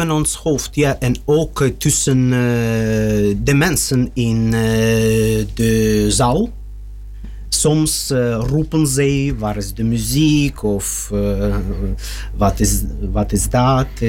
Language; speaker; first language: Dutch; non-native, learner; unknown